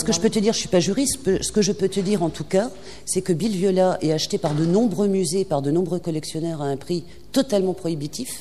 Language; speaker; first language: French; native; French